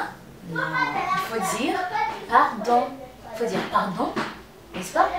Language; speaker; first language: French; non-native, local second language; Kinyarwanda